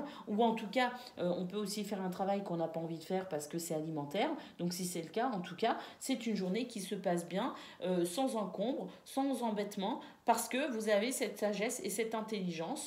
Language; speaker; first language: French; native; French